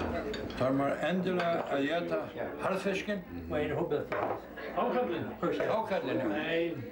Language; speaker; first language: Icelandic; early bilingual, heritage; Icelandic